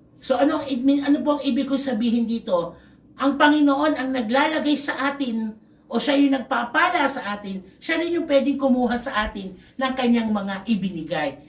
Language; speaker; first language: Filipino; native; Filipino